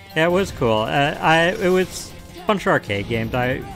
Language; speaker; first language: English; native; English